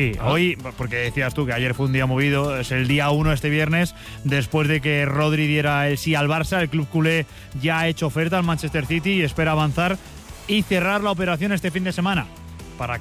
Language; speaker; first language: Spanish; native; Spanish